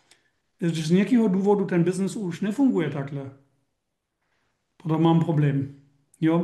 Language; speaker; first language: Czech; non-native, learner; German